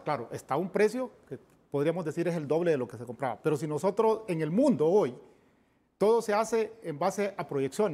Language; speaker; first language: Spanish; native; Spanish